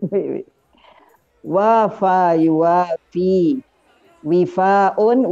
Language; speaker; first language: Arabic; non-native, learner; Malay